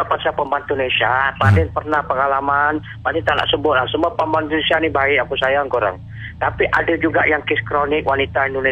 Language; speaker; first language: Malay; native; Malay